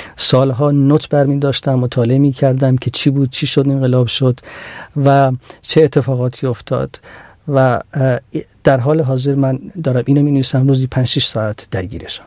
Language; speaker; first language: Persian; non-native, local second language; Central Kurdish